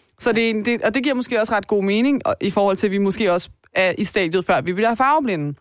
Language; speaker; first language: Danish; early bilingual, other home language; Persian